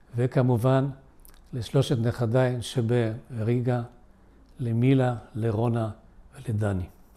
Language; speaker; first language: Hebrew; early bilingual, other home language; Polish